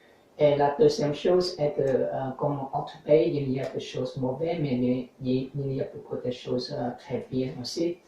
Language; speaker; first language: French; non-native, fluent; English